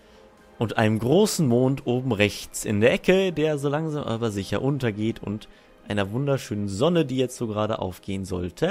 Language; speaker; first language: German; native; German